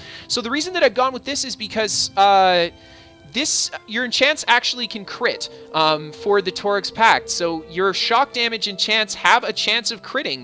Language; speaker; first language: English; native; English